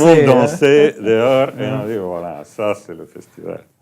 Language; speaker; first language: French; non-native, fluent; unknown